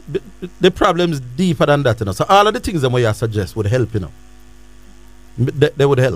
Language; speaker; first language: English; native; English